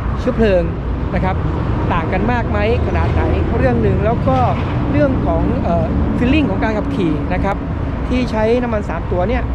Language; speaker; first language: Thai; native; Thai